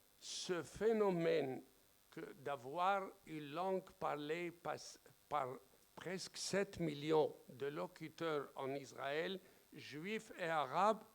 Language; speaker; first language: French; non-native, fluent; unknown